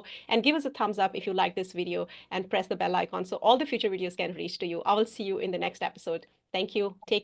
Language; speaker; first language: English; non-native, fluent; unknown